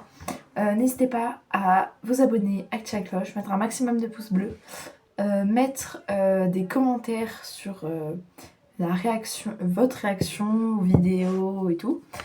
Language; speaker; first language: French; native; French